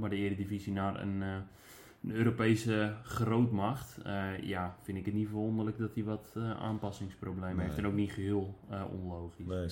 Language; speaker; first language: Dutch; native; Dutch